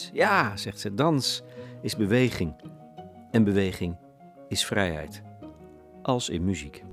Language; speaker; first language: Dutch; native; Dutch